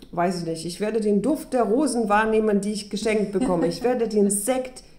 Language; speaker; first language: German; early bilingual, other home language; Russian